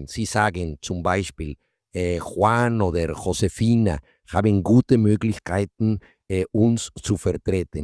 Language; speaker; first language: German; non-native, fluent; Spanish